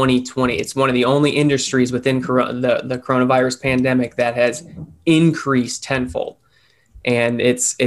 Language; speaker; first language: English; native; English